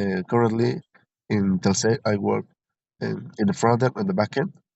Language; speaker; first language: English; non-native, learner; Spanish